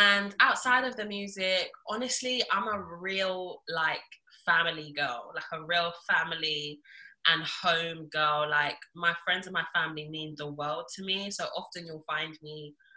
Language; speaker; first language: English; early bilingual, other home language; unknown